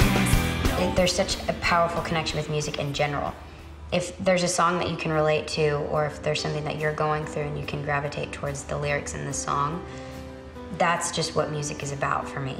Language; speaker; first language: English; native; English